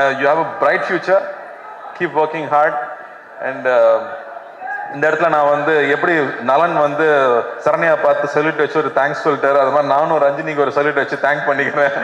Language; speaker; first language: Tamil; native; Tamil